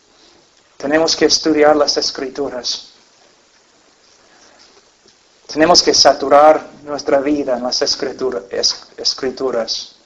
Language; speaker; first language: Spanish; non-native, fluent; English